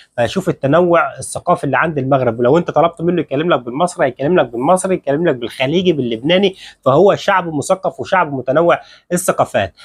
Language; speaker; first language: Arabic; native; Arabic